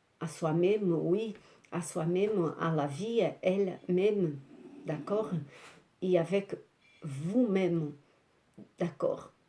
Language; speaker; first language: French; non-native, fluent; Portuguese